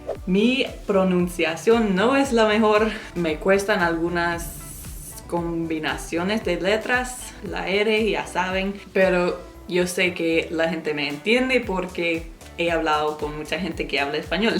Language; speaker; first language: Spanish; non-native, fluent; English